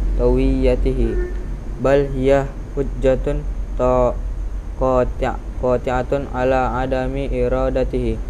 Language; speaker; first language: Arabic; non-native, learner; Indonesian